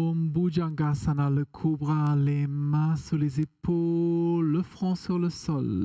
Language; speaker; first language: French; non-native, fluent; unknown